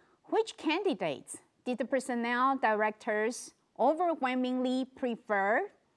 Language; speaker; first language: English; non-native, fluent; Chinese